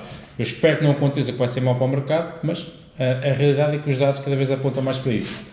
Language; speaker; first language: Portuguese; native; Portuguese